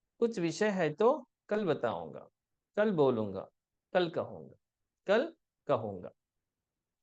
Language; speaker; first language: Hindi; non-native, local second language; Telugu